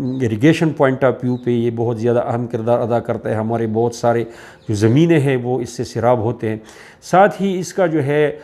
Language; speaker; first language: Urdu; non-native, local second language; Pashto